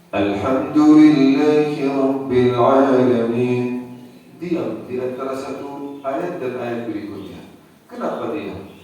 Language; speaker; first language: Indonesian; non-native, fluent; Arabic